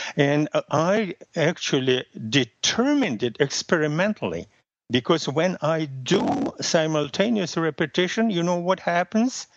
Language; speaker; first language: English; non-native, fluent; Russian